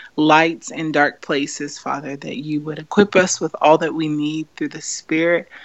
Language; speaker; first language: English; native; English